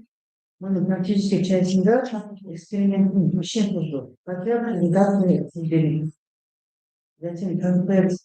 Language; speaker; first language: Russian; non-native, local second language; Kazakh